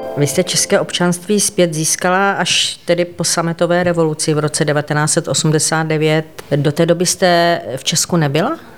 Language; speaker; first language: Czech; native; Czech